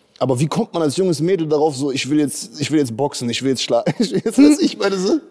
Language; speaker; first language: German; native; German